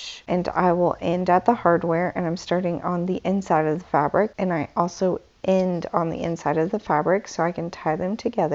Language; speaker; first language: English; native; English